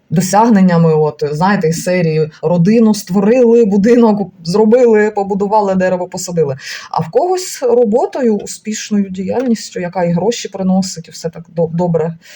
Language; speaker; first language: Ukrainian; non-native, local second language; Russian